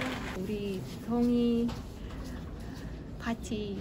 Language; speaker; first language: Korean; non-native, fluent; Russian